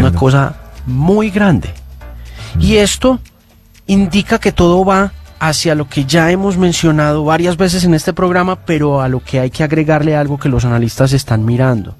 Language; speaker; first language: Spanish; native; Spanish